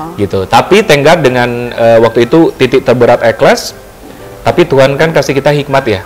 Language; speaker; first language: Indonesian; native; Indonesian